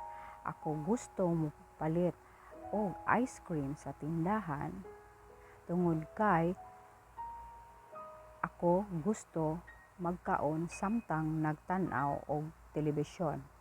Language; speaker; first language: Cebuano; non-native, learner; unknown